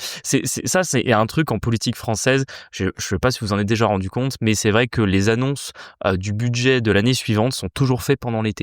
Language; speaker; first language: French; native; French